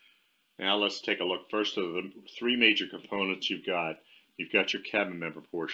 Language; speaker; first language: English; native; English